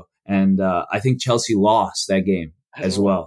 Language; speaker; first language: English; early bilingual, other home language; Albanian